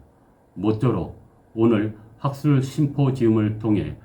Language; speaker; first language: Korean; native; Korean